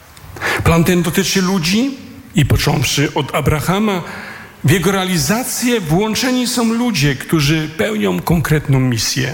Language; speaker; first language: Polish; native; Polish